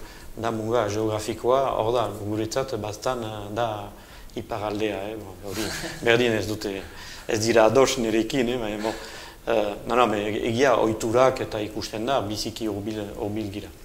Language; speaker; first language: Basque; native; Basque